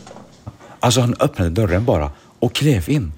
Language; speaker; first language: Swedish; early bilingual, other home language; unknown